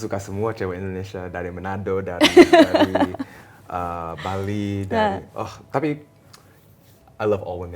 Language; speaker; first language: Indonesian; early bilingual, heritage; English